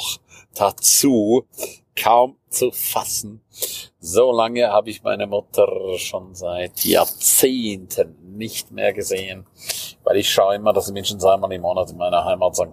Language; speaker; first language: German; native; German